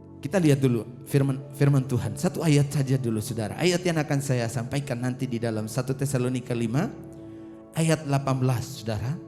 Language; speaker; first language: Indonesian; non-native, local second language; Tetum